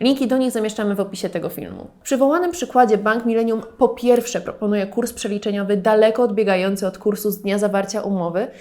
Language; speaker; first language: Polish; native; Polish